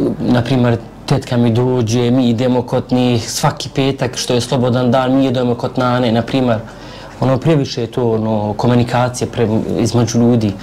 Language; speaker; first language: Serbian; non-native, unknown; Arabic